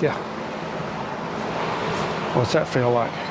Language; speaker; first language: English; native; English